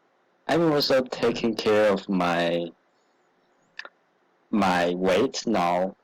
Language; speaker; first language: English; non-native, learner; Chinese